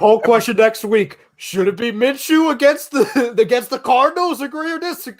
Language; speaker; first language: English; native; English